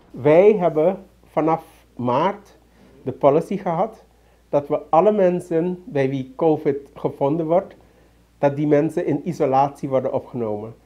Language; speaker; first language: Dutch; native; Dutch